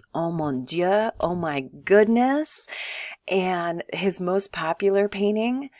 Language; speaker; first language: English; native; English